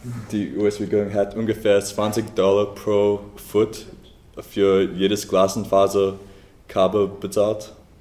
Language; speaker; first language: German; non-native, learner; English